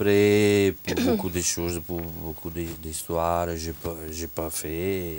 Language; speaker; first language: French; non-native, fluent; Italian